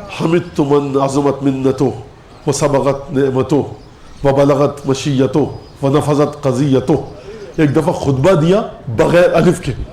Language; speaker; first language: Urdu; native; Urdu